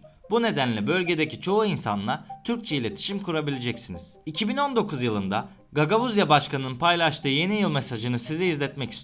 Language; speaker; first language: Turkish; native; Turkish